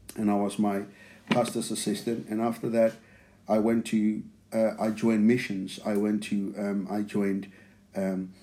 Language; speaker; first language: English; non-native, local second language; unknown